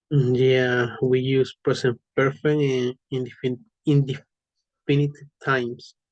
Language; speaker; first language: English; non-native, learner; Spanish